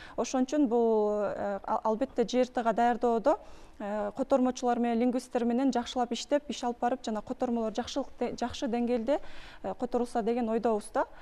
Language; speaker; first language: Kyrgyz; native; Kyrgyz